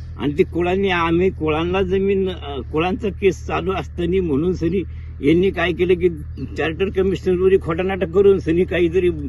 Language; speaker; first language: Marathi; native; Marathi